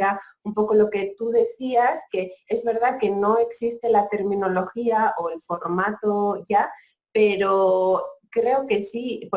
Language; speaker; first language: Spanish; native; Spanish